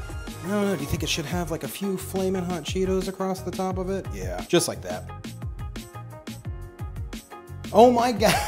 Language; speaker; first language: English; native; English